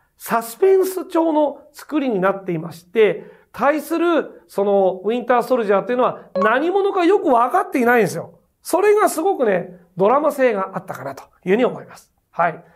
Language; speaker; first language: Japanese; native; Japanese